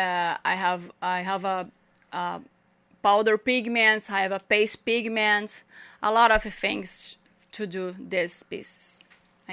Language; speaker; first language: English; non-native, learner; Portuguese